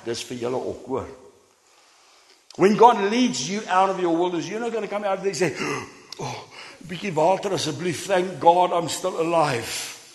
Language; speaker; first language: English; non-native, local second language; Afrikaans